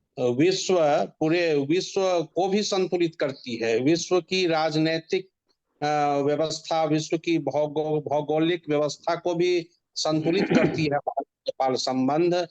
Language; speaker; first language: Hindi; native; Hindi